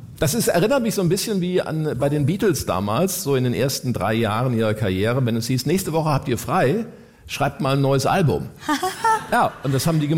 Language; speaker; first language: German; native; German